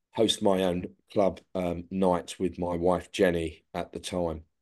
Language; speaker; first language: English; native; English